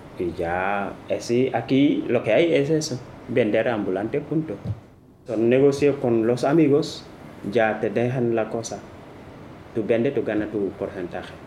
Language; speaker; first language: Spanish; non-native, fluent; Wolof